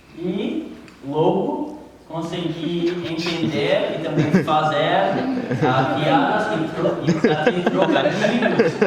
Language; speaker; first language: Portuguese; non-native, learner; English